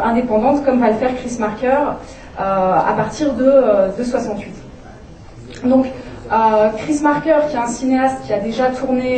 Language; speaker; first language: French; native; French